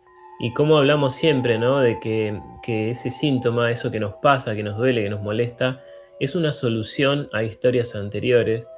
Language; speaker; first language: Spanish; native; Spanish